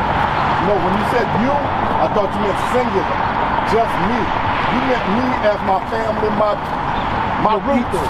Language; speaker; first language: English; native; English